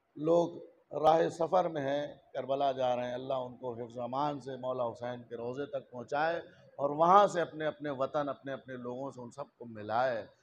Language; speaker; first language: Urdu; native; Urdu